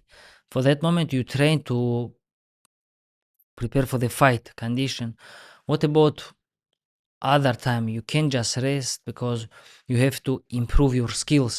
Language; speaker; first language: English; non-native, learner; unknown